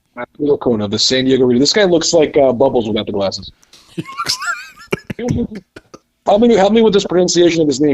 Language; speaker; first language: English; native; English